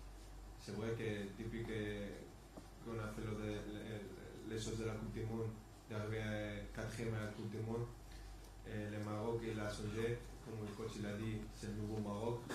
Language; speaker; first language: French; non-native, fluent; Spanish